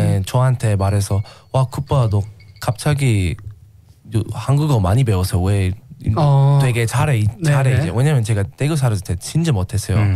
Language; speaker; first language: Korean; non-native, learner; English